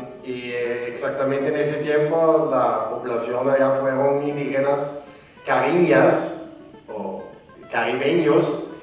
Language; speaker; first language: Spanish; non-native, fluent; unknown